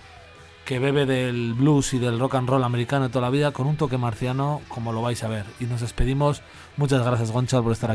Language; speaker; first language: Spanish; native; Spanish